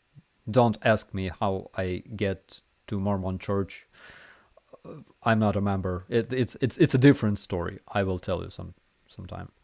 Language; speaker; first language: English; non-native, fluent; Ukrainian